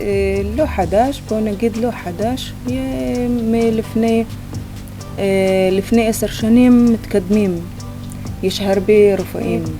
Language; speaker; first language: Hebrew; non-native, local second language; Arabic